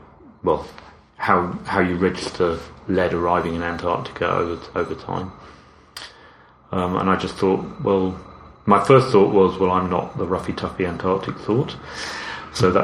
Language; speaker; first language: English; native; English